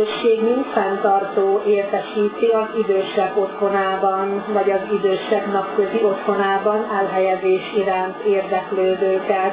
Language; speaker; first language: Hungarian; non-native, local second language; Slovak